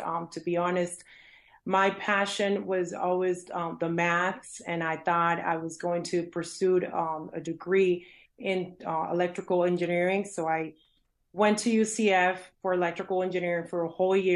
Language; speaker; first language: English; early bilingual, other home language; Spanish